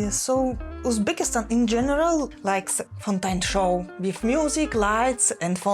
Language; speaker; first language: English; non-native, fluent; Russian